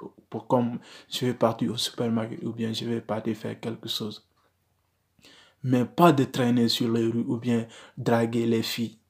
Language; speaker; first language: French; non-native, learner; Wolof